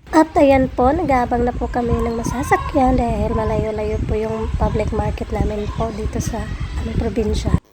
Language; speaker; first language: Filipino; non-native, local second language; Cebuano